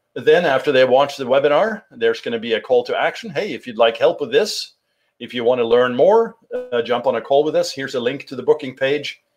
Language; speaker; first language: English; non-native, fluent; Norwegian